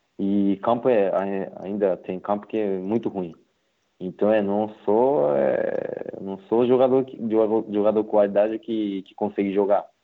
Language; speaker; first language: Portuguese; non-native, learner; Japanese